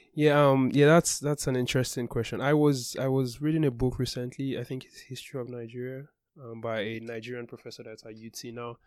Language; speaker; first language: English; non-native, local second language; Yoruba